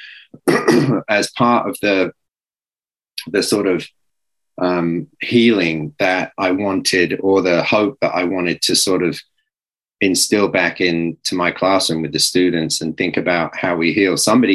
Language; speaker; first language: English; native; English